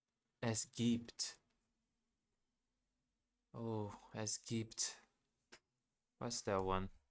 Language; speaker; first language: German; non-native, learner; English